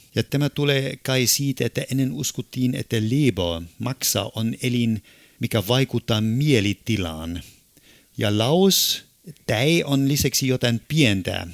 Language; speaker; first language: Finnish; non-native, fluent; German